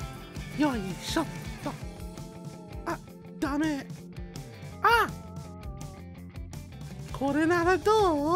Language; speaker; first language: Japanese; non-native, fluent; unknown